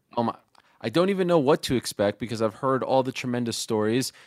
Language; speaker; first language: English; native; English